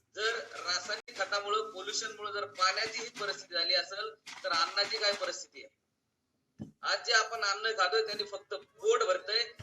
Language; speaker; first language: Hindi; non-native, local second language; Marathi